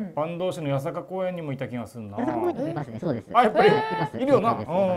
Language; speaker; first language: Japanese; native; Japanese